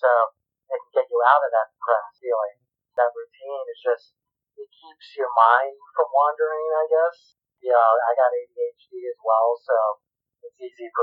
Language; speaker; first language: English; native; English